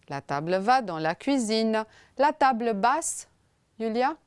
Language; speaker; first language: French; non-native, fluent; Romanian